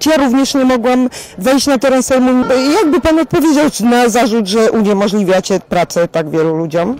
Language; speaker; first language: Polish; native; Polish